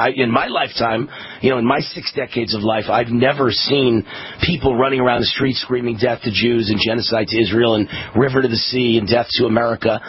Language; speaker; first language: English; native; English